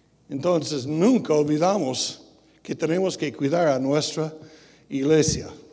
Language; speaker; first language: Spanish; non-native, fluent; English